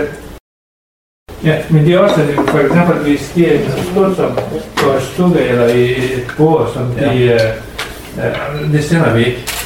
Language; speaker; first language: Danish; non-native, learner; Persian